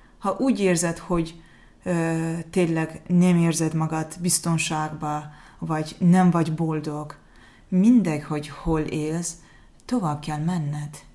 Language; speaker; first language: Hungarian; non-native, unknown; Azerbaijani